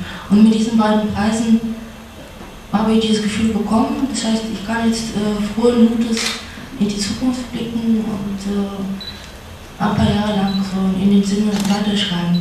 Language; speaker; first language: German; non-native, fluent; Russian